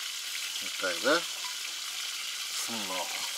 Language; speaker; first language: Russian; non-native, local second language; Uzbek